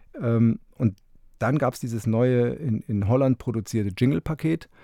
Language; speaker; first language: German; native; German